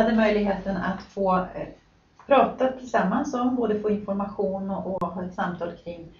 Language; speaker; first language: Swedish; native; Swedish